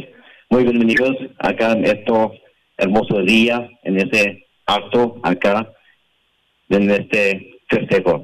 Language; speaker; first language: Spanish; non-native, local second language; Portuguese